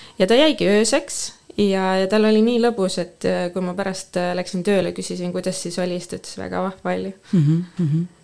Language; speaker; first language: Estonian; non-native, local second language; Russian